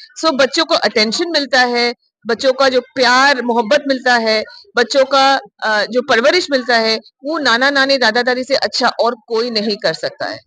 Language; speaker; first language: Hindi; non-native, local second language; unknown